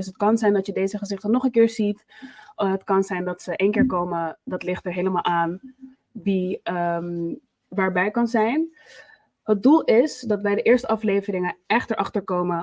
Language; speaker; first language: Dutch; native; Dutch